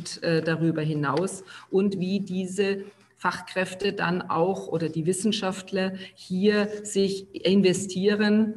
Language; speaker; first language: German; native; German